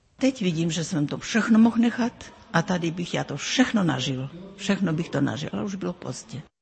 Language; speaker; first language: Czech; early bilingual, heritage; Czech